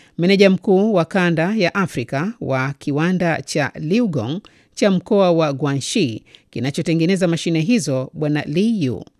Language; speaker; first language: Swahili; native; Swahili